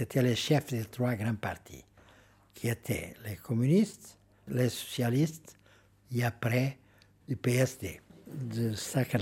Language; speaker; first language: French; non-native, fluent; Portuguese